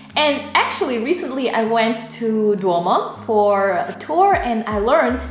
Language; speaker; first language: English; non-native, fluent; Russian